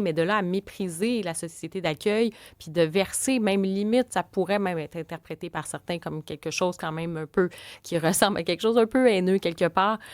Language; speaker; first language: French; native; French